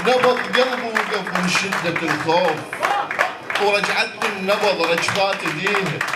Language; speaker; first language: Arabic; native; Arabic